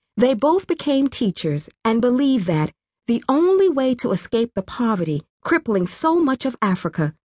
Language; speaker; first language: English; non-native, local second language; Kinyarwanda